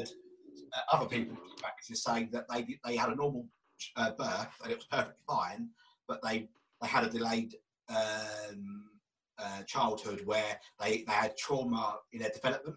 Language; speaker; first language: English; native; English